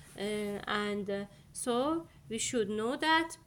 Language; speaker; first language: English; non-native, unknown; Persian